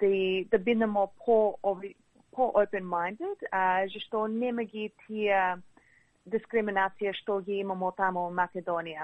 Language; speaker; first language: Macedonian; early bilingual, heritage; English